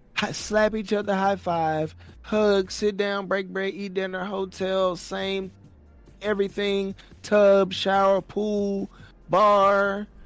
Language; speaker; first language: English; native; English